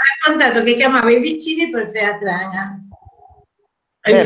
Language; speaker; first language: Italian; native; Italian